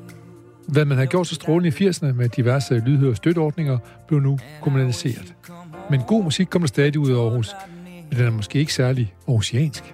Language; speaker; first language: Danish; native; Danish